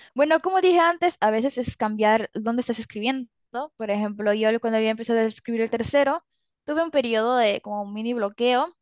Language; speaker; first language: Spanish; early bilingual, other home language; Italian